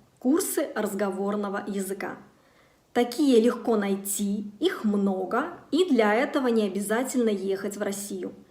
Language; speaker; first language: Russian; native; Russian